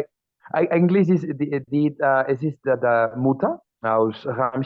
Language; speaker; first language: German; non-native, learner; Spanish